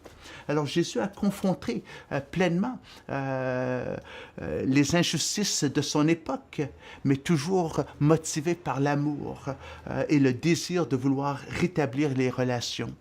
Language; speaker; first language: French; native; French